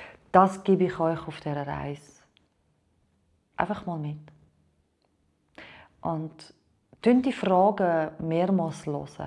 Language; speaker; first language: German; non-native, fluent; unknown